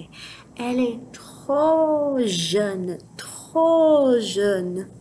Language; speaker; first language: French; non-native, fluent; English